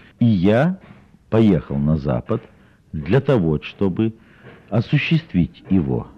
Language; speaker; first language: Russian; native; Russian